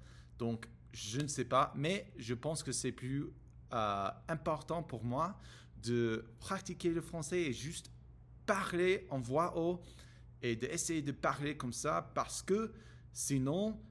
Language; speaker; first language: French; non-native, learner; English